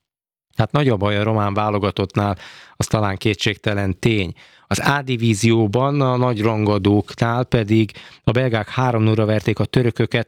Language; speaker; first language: Hungarian; native; Hungarian